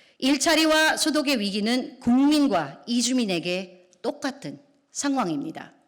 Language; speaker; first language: Korean; non-native, fluent; Filipino